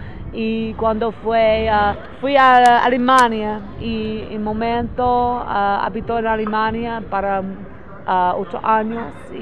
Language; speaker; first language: Spanish; non-native, learner; English